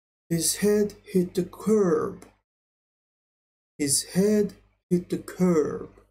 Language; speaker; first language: English; non-native, fluent; Azerbaijani